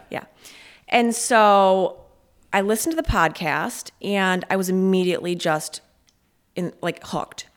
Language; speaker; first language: English; native; English